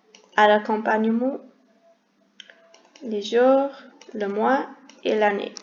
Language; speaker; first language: French; non-native, learner; English